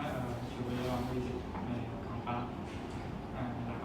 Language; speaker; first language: French; non-native, learner; Khmer